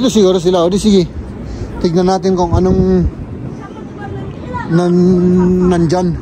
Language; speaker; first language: Filipino; non-native, learner; German